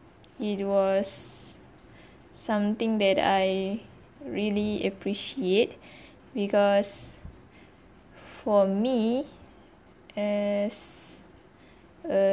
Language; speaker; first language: English; non-native, learner; Malay